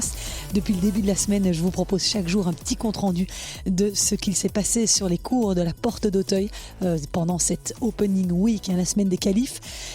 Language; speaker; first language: French; native; French